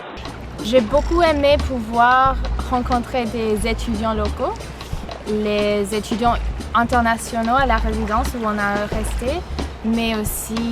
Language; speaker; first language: French; non-native, fluent; English